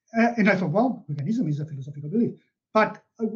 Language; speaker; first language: English; non-native, fluent; Catalan